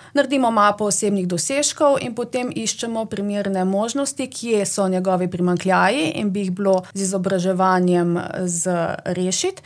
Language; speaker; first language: Slovenian; native; Slovenian